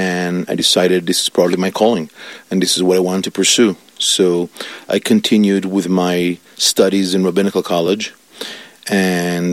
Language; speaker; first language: English; non-native, fluent; Italian